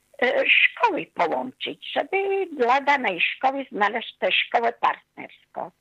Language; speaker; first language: Polish; non-native, fluent; Hungarian